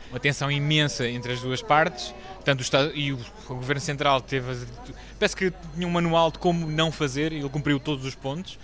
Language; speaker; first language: Portuguese; native; Portuguese